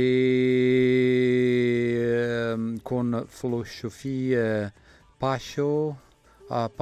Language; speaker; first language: Italian; non-native, learner; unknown